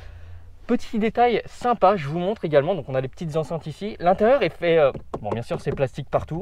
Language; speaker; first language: French; native; French